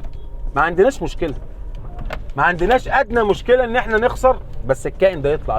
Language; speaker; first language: Arabic; native; Arabic